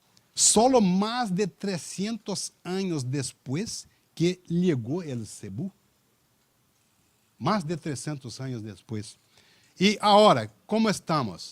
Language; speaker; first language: Spanish; non-native, learner; Portuguese